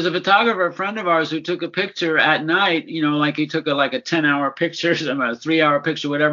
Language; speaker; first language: English; native; English